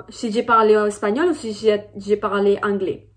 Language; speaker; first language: French; non-native, fluent; Spanish